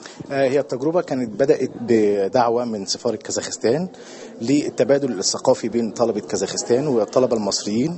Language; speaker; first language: Arabic; native; Arabic